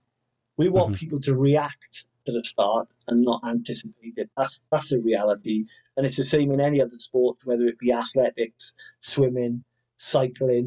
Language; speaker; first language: English; native; English